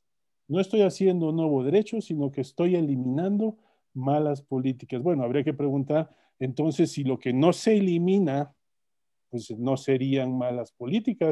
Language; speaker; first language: Spanish; native; Spanish